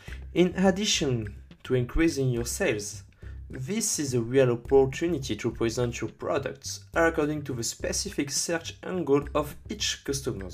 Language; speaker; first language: English; non-native, fluent; French